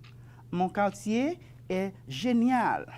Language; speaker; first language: French; non-native, fluent; Spanish